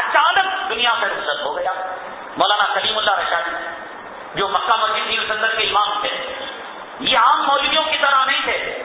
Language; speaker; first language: Urdu; native; Urdu